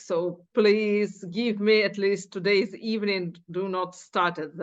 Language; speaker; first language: English; non-native, fluent; Ukrainian